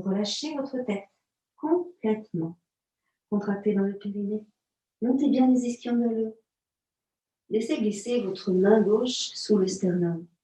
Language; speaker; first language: French; native; French